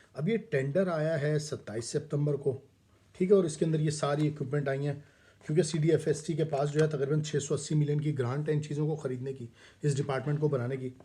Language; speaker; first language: Urdu; native; Urdu